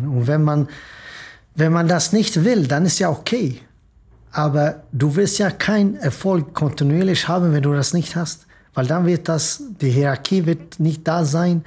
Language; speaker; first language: German; non-native, fluent; Swedish